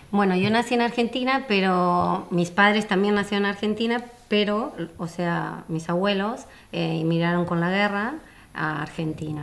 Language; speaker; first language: Spanish; native; Spanish